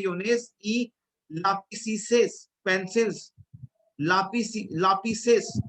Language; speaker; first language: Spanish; non-native, fluent; Hindi